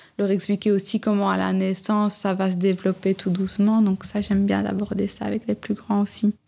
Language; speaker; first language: French; native; French